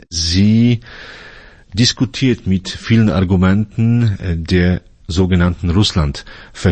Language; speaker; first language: German; non-native, fluent; Polish